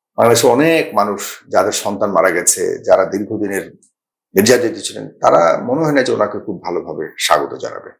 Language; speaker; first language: Bangla; native; Bangla